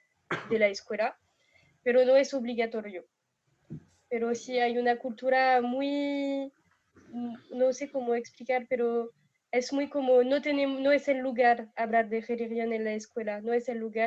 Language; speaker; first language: Spanish; non-native, fluent; French